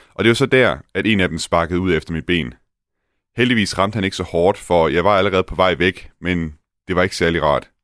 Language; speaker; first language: Danish; native; Danish